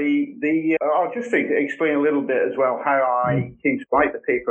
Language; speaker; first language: English; native; English